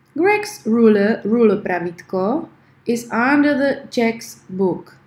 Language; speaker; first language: English; non-native, fluent; Czech